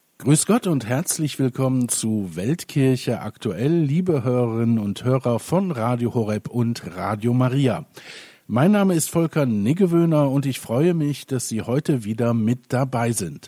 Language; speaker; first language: German; native; German